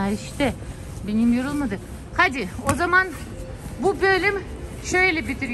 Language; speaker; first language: Turkish; non-native, learner; Russian